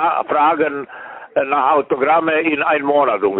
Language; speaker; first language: German; non-native, fluent; Serbian